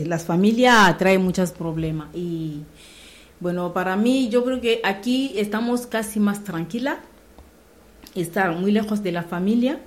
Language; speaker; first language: Spanish; non-native, learner; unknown